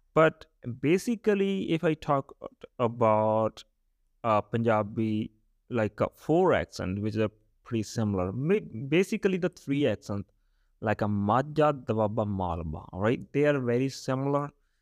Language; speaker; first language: English; non-native, local second language; Punjabi